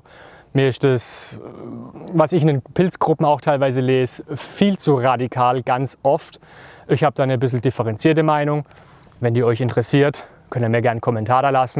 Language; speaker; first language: German; native; German